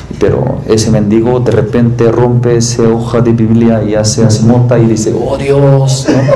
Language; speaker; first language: Spanish; non-native, learner; Korean